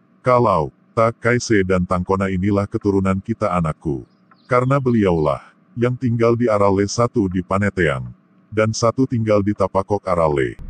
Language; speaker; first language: Indonesian; non-native, local second language; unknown